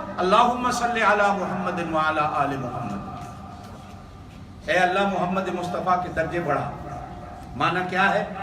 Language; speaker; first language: Urdu; non-native, local second language; Pashto